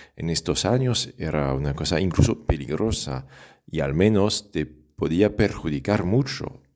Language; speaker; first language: Spanish; non-native, fluent; French